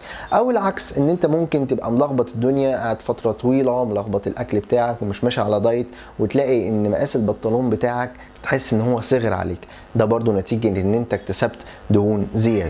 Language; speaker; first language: Arabic; native; Arabic